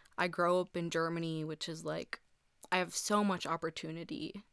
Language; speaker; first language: English; early bilingual, heritage; English